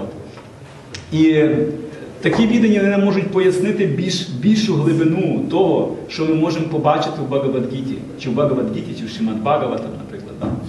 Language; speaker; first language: Ukrainian; non-native, local second language; Russian